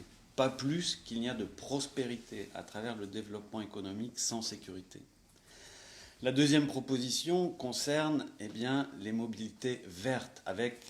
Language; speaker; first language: French; native; French